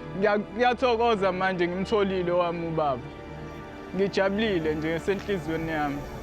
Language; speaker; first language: Zulu; native; Zulu